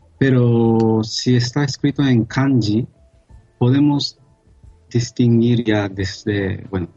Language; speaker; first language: Spanish; non-native, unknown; Japanese